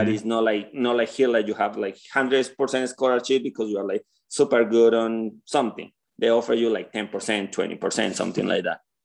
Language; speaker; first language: English; non-native, learner; Spanish